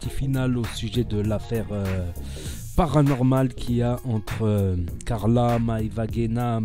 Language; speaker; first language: French; native; French